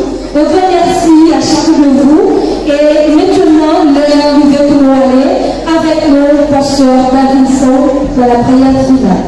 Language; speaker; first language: French; non-native, local second language; Haitian Creole